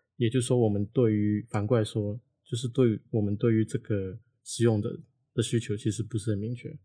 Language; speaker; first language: Chinese; non-native, local second language; Cantonese